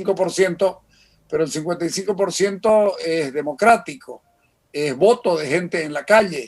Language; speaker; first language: Spanish; native; Spanish